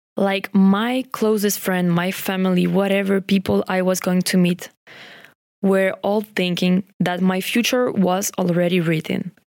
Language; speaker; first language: English; non-native, fluent; French